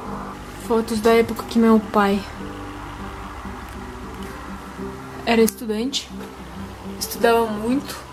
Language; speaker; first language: Portuguese; non-native, fluent; Russian